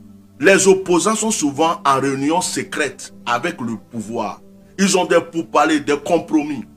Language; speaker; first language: French; non-native, local second language; Baoulé